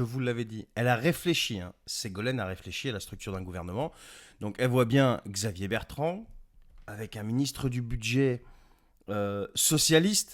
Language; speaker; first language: French; native; French